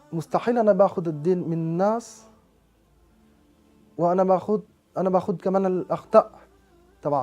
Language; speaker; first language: Arabic; non-native, fluent; French